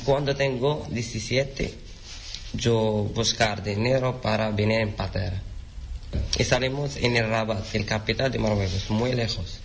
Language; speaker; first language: Spanish; non-native, learner; Arabic